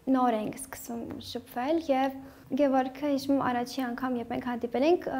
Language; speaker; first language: Armenian; early bilingual, heritage; Armenian